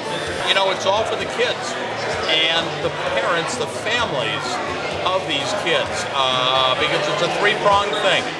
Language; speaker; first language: English; native; English